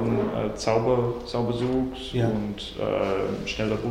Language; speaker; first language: German; non-native, learner; English